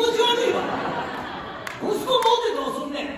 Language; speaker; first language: Japanese; native; Japanese